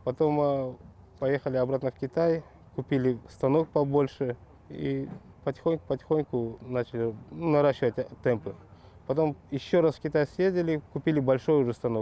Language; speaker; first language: Russian; non-native, local second language; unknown